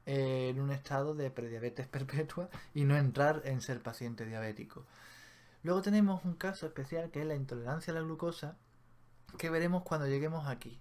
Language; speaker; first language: Spanish; native; Spanish